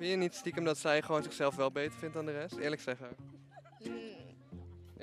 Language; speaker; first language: Dutch; native; Dutch